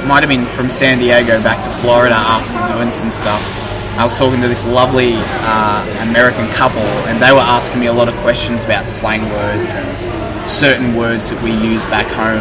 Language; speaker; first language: English; native; English